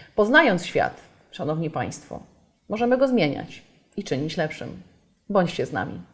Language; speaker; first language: Polish; native; Polish